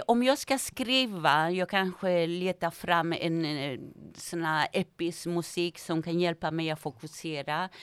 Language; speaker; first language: Swedish; non-native, fluent; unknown